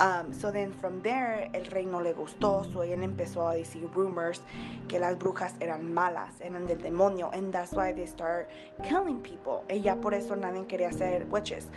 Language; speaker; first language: Spanish; early bilingual, heritage; Spanish